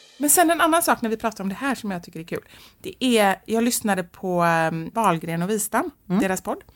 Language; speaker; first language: Swedish; native; Swedish